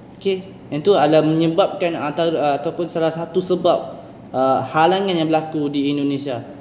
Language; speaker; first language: Malay; native; Malay